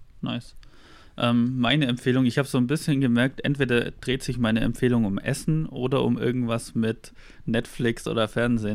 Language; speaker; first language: German; native; German